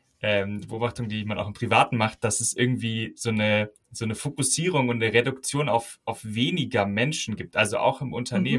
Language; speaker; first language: German; native; German